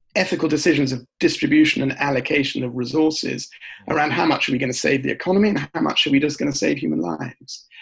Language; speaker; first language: English; native; English